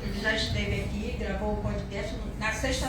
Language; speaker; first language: Portuguese; native; Portuguese